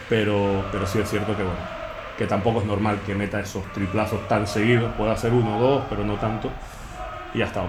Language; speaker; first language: Spanish; native; Spanish